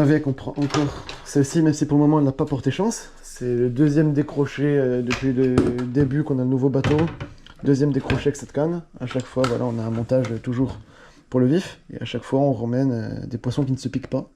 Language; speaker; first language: French; native; French